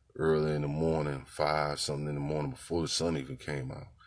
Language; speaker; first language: English; native; English